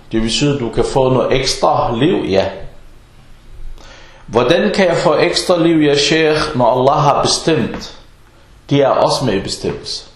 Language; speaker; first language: Danish; early bilingual, other home language; Arabic